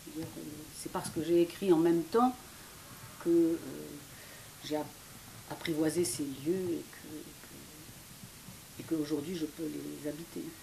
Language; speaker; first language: French; non-native, fluent; Korean